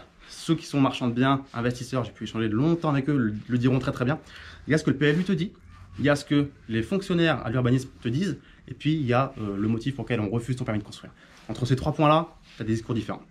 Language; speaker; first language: French; native; French